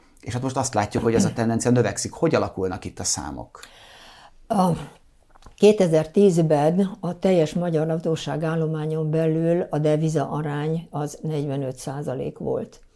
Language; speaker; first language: Hungarian; native; Hungarian